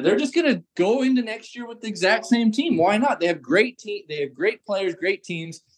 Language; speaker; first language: English; native; English